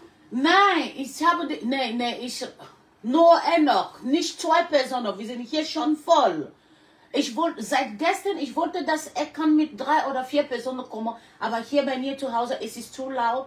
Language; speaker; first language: German; non-native, learner; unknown